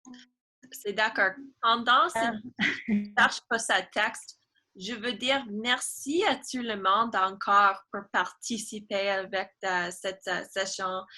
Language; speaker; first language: French; non-native, learner; English